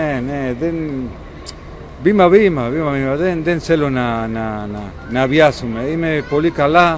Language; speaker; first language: Greek; non-native, learner; Spanish